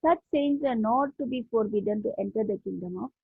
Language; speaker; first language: English; non-native, local second language; Hindi